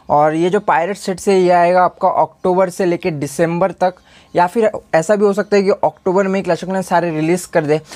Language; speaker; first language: Hindi; native; Hindi